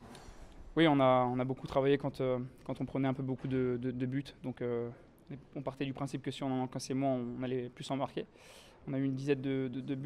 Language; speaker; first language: French; native; French